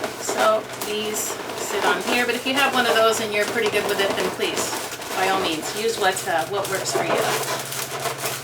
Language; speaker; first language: English; native; English